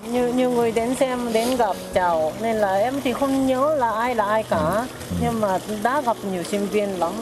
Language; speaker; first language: Vietnamese; non-native, fluent; Japanese